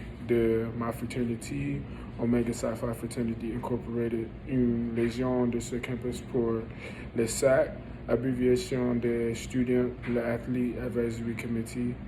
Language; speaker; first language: French; non-native, learner; English